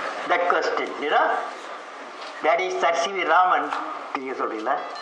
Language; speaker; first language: English; non-native, local second language; Tamil